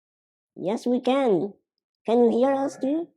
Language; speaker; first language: English; non-native, fluent; Italian